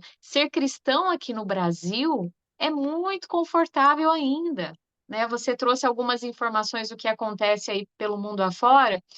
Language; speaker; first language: Portuguese; native; Portuguese